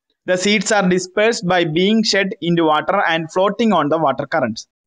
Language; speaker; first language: English; non-native, local second language; Malayalam